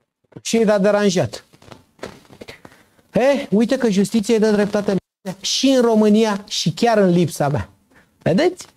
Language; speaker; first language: Romanian; native; Romanian